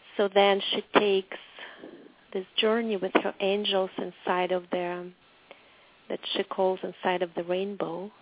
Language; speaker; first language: English; non-native, fluent; Russian